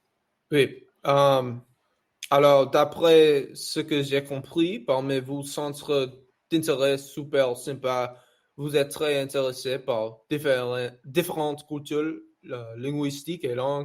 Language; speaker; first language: French; non-native, learner; English